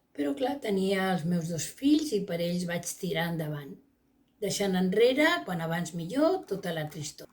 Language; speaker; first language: Catalan; non-native, local second language; Spanish